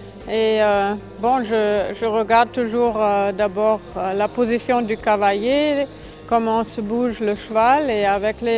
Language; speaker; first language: French; non-native, fluent; German